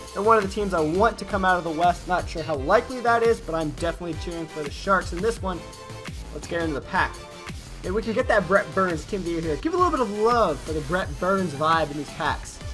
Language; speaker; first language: English; native; English